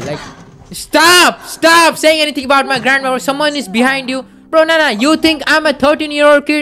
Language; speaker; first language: English; non-native, local second language; Odia